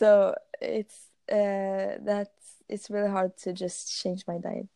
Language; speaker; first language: English; non-native, fluent; Swedish